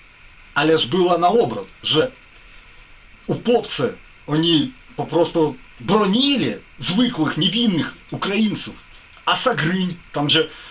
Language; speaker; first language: Polish; non-native, learner; Ukrainian